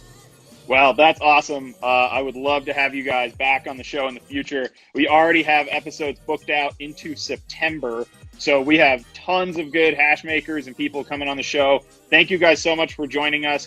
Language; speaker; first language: English; native; English